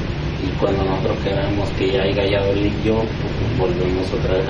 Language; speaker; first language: Spanish; native; Spanish